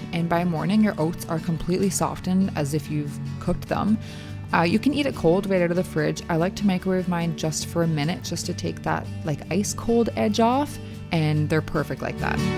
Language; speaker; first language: English; native; English